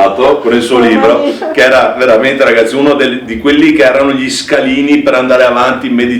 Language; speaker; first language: Italian; native; Italian